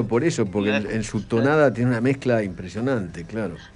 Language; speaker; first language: Spanish; native; Spanish